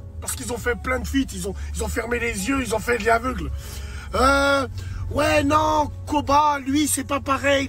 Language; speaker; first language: French; native; French